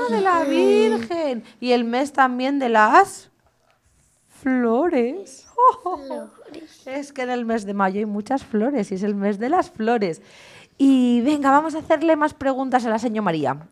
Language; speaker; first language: Spanish; native; Spanish